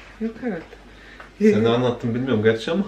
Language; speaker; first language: Turkish; early bilingual, heritage; Turkish